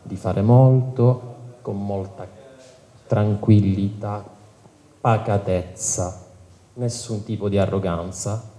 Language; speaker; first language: Italian; native; Italian